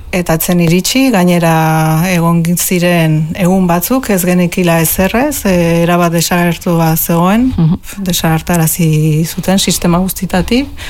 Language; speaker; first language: Basque; non-native, local second language; Spanish